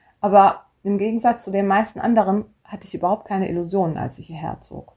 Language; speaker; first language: German; early bilingual, other home language; Turkish